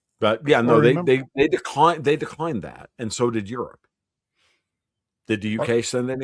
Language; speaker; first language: English; native; English